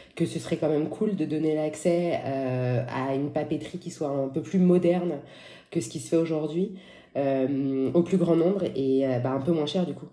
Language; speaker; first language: French; native; French